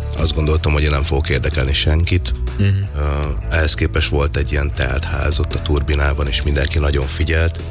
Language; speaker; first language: Hungarian; native; Hungarian